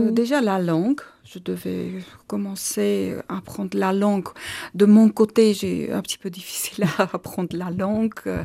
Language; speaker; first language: French; non-native, learner; Armenian